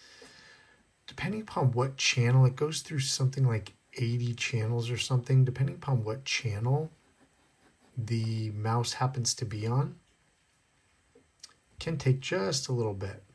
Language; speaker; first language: English; native; English